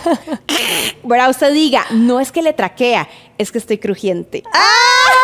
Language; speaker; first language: Spanish; native; Spanish